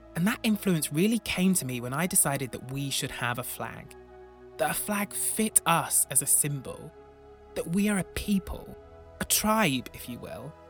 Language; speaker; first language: English; native; English